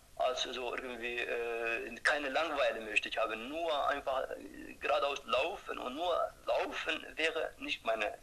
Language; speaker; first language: German; non-native, fluent; Turkish